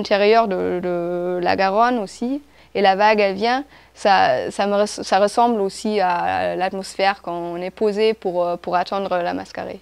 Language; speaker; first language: French; non-native, fluent; German